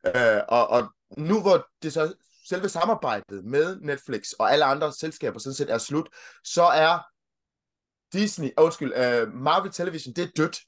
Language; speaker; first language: Danish; early bilingual, other home language; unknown